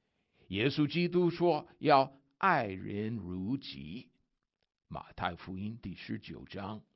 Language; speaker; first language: Chinese; native; Chinese